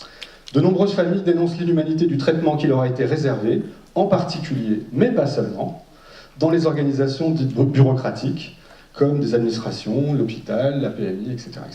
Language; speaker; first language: French; native; French